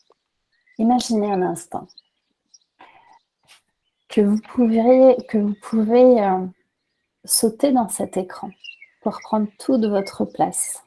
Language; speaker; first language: French; native; French